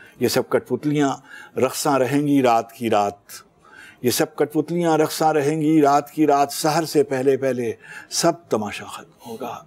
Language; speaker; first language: Urdu; native; Urdu